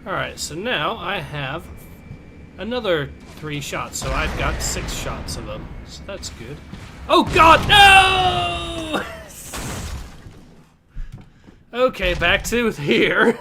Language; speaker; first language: English; native; English